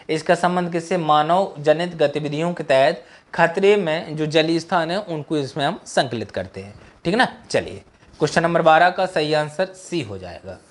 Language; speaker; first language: Hindi; native; Hindi